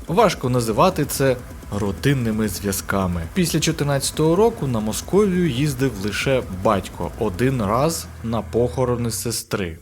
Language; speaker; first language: Ukrainian; early bilingual, other home language; Russian